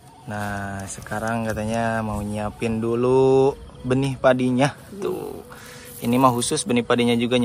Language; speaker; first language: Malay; non-native, local second language; Sundanese